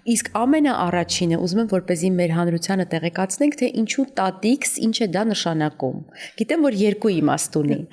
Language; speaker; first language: Armenian; native; Armenian